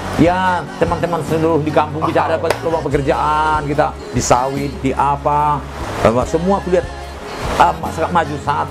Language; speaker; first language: Indonesian; non-native, local second language; Batak Toba